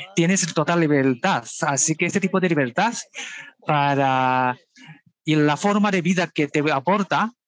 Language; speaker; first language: Spanish; non-native, fluent; Chinese